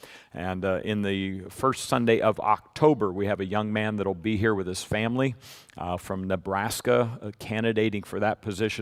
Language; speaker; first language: English; native; English